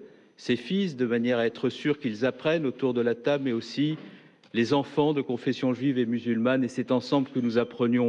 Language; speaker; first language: French; native; French